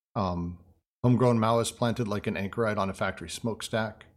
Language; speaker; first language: English; native; English